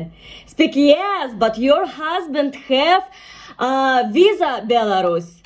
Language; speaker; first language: English; non-native, learner; Russian